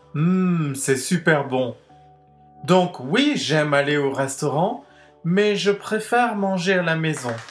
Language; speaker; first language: French; non-native, fluent; English